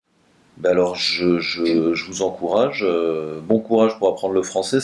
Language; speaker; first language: French; native; French